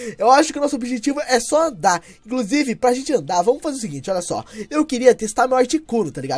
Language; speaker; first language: Portuguese; native; Portuguese